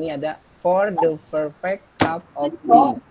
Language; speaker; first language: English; non-native, learner; Indonesian